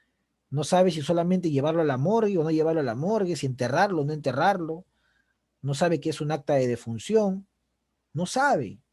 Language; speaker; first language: Spanish; native; Spanish